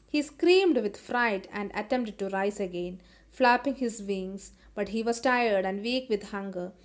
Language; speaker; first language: English; non-native, local second language; Malayalam